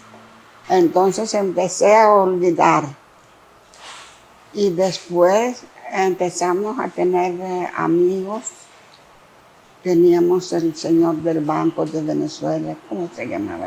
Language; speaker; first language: Spanish; non-native, fluent; Greek